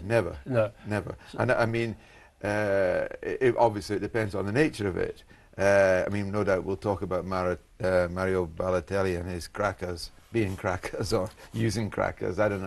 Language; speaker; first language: English; native; English